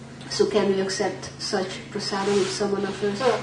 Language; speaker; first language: English; non-native, fluent; Hungarian